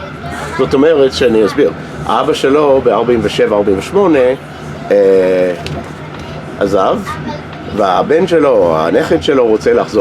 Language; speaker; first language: Hebrew; non-native, fluent; English